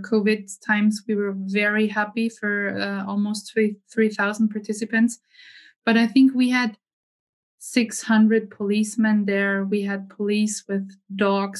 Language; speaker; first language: English; non-native, fluent; German